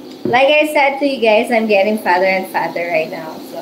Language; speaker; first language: English; non-native, local second language; Filipino